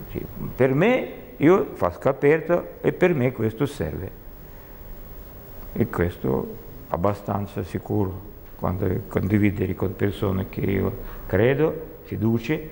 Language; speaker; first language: Italian; non-native, learner; Russian